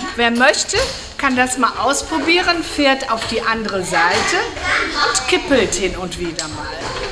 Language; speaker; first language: German; native; German